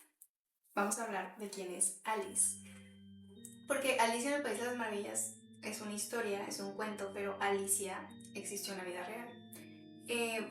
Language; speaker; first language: Spanish; native; Spanish